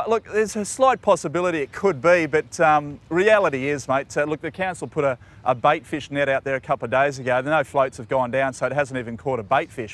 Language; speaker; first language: English; native; English